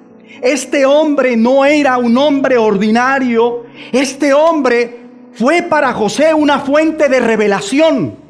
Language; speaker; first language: Spanish; native; Spanish